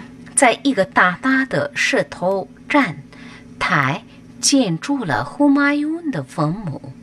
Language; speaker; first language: Chinese; non-native, learner; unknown